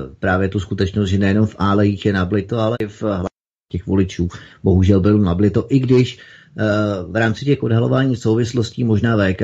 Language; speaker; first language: Czech; native; Czech